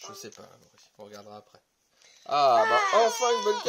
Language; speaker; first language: French; native; French